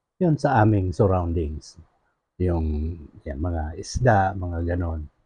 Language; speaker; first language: Filipino; non-native, local second language; Bikol